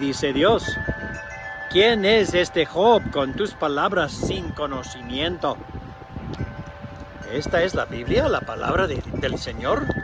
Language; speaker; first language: Spanish; non-native, fluent; English